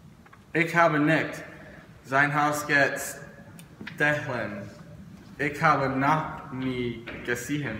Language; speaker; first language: German; non-native, learner; English